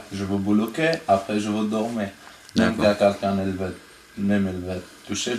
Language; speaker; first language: French; non-native, learner; Persian